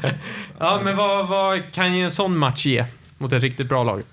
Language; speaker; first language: Swedish; native; Swedish